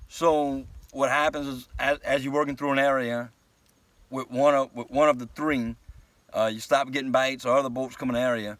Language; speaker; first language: English; native; English